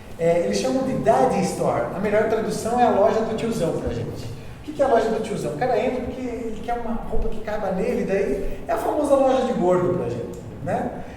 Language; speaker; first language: Portuguese; native; Portuguese